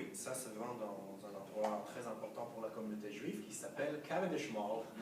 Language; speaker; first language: French; non-native, fluent; Hebrew